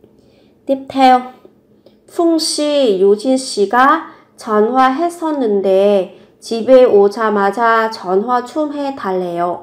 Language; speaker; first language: Korean; non-native, fluent; Vietnamese